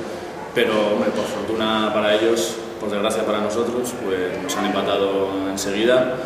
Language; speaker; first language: Spanish; native; Spanish